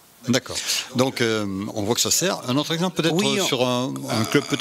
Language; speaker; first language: French; native; French